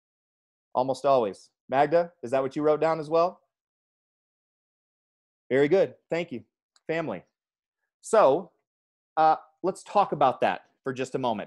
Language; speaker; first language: English; native; English